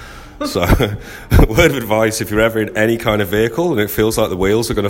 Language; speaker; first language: English; native; English